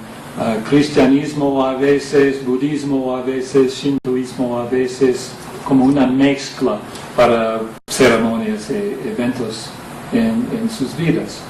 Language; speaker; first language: Spanish; non-native, fluent; English